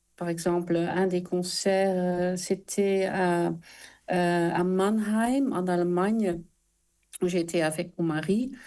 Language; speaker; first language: French; non-native, fluent; Dutch